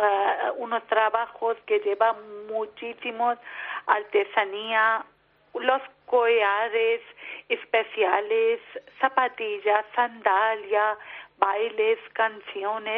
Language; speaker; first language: Spanish; non-native, learner; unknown